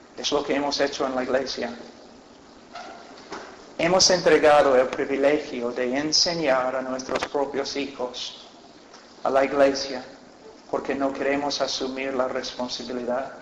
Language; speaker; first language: Spanish; non-native, fluent; English